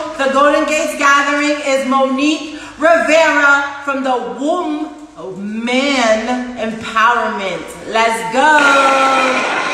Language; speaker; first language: English; native; English